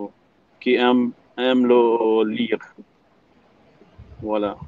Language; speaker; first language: French; non-native, learner; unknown